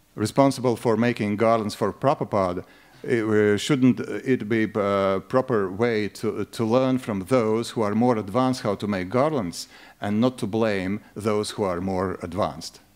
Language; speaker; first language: English; non-native, fluent; Latvian